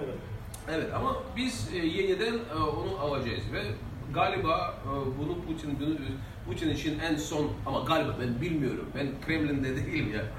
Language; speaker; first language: Turkish; non-native, fluent; Russian